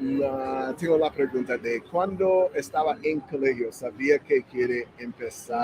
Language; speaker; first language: Spanish; non-native, learner; English